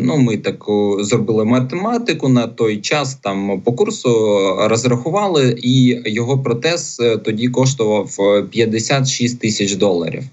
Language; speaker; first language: Ukrainian; non-native, local second language; Russian